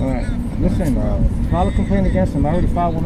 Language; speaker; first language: English; native; English